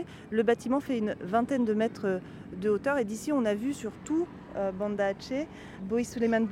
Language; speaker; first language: French; native; French